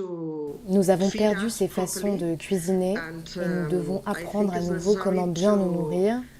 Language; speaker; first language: French; non-native, fluent; Spanish